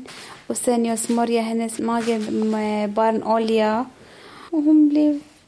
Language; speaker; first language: Swedish; non-native, learner; Arabic